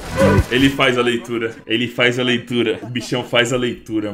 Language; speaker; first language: Portuguese; native; Portuguese